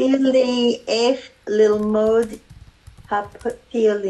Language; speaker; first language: Hebrew; non-native, learner; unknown